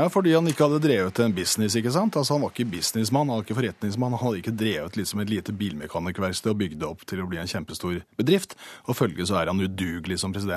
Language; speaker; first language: Norwegian; native; Norwegian